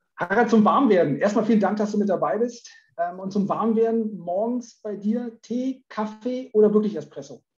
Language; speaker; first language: German; native; German